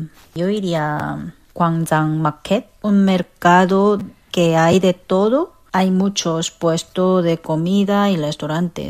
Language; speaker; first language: Spanish; non-native, fluent; Korean